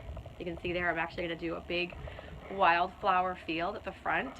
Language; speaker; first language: English; native; English